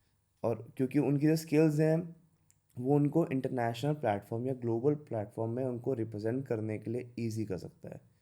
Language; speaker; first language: Hindi; native; Hindi